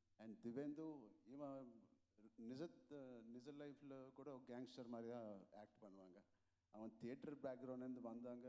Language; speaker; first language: Tamil; non-native, learner; Telugu